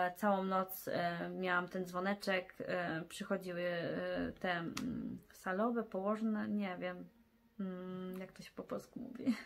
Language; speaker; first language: Polish; native; Polish